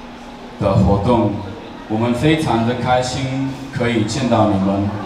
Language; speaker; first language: Chinese; early bilingual, heritage; Chinese